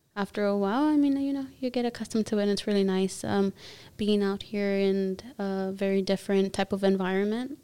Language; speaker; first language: English; early bilingual, other home language; Spanish